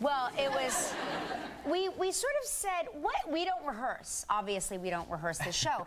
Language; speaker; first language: English; native; English